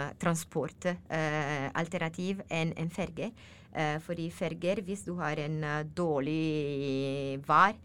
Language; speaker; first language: Norwegian; non-native, learner; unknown